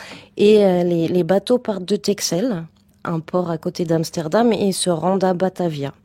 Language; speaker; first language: French; native; French